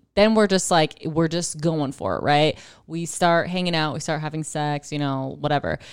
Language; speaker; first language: English; native; English